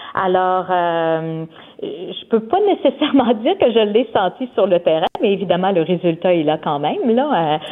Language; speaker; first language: French; native; French